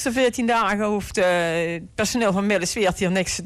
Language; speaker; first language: Dutch; native; Dutch